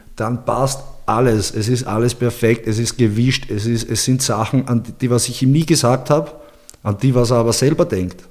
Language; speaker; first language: German; early bilingual, other home language; Bosnian